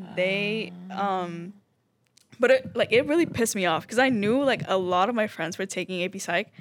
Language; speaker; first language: English; early bilingual, other home language; Spanish